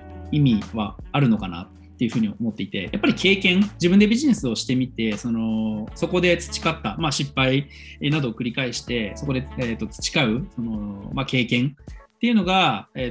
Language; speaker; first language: Japanese; native; Japanese